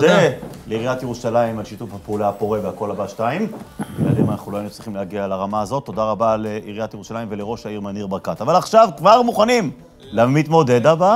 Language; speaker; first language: Hebrew; native; Hebrew